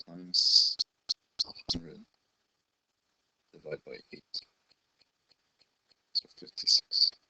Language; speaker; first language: English; native; English